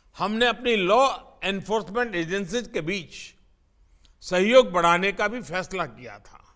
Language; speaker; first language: Hindi; native; Hindi